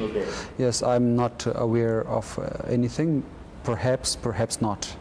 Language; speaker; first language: English; non-native, fluent; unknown